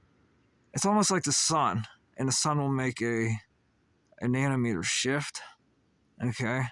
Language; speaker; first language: English; native; English